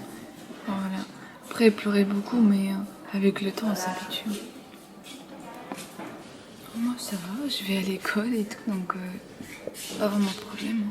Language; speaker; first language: French; early bilingual, other home language; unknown